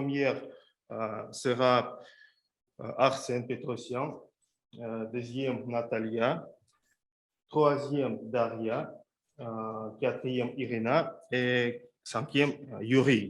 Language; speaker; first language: French; non-native, fluent; Russian